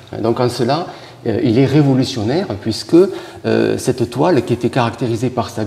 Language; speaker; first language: French; native; French